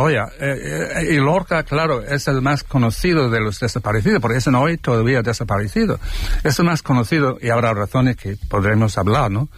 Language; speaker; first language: Spanish; non-native, fluent; English